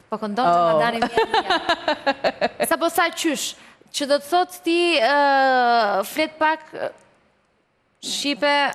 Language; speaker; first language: Albanian; native; Albanian